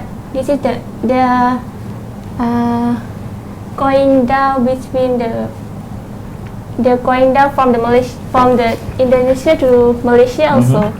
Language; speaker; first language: English; non-native, learner; Thai